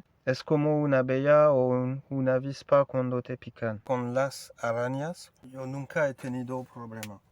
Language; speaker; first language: Spanish; non-native, learner; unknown